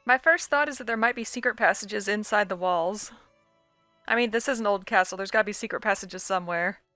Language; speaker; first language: English; native; English